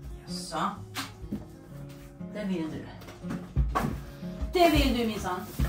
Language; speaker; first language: Swedish; native; Swedish